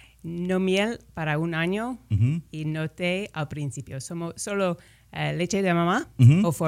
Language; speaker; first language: Spanish; non-native, fluent; English